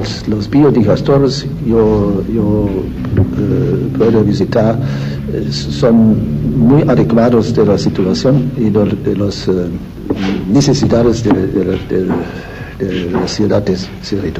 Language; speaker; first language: Spanish; non-native, learner; German